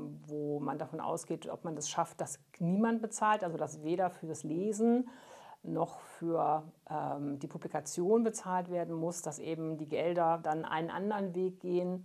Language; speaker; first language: German; native; German